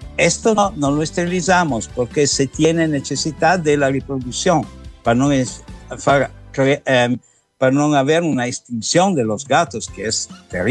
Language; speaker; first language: Spanish; non-native, learner; Italian